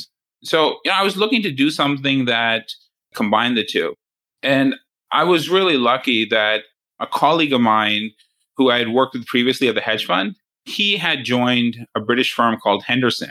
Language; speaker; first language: English; native; English